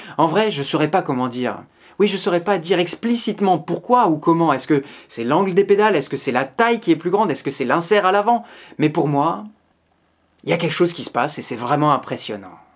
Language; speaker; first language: French; native; French